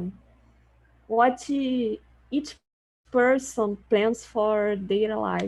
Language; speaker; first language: English; non-native, learner; Portuguese